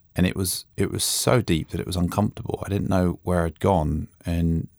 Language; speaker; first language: English; native; English